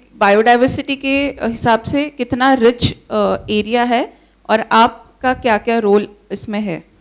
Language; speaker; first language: Hindi; non-native, local second language; Marathi